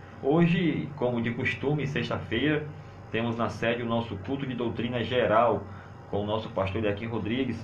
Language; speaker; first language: Portuguese; native; Portuguese